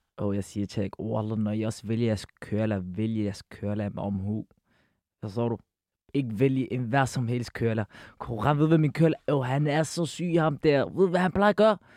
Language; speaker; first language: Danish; early bilingual, other home language; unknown